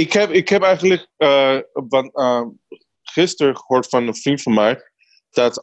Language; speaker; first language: Dutch; non-native, learner; Spanish